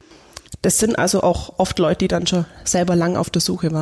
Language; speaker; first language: German; native; German